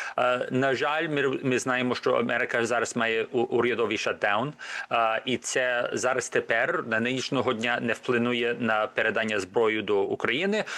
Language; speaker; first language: Ukrainian; early bilingual, heritage; Ukrainian